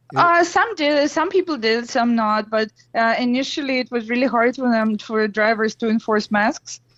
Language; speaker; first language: English; non-native, fluent; Russian